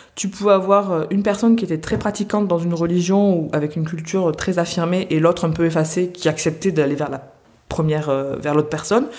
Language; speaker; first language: French; native; French